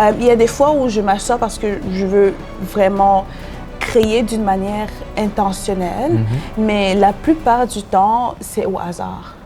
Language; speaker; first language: French; native; French